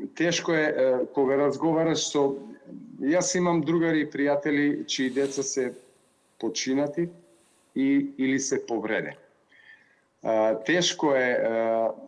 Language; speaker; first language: Macedonian; native; Macedonian